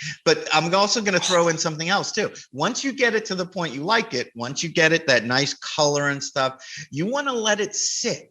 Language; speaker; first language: English; native; English